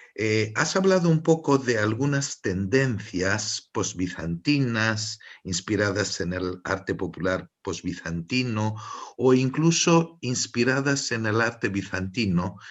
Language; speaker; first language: Spanish; non-native, fluent; Greek